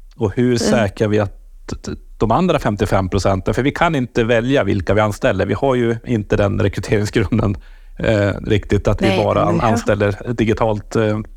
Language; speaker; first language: Swedish; native; Swedish